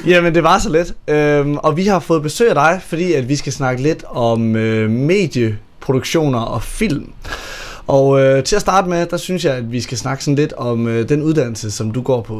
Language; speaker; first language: Danish; native; Danish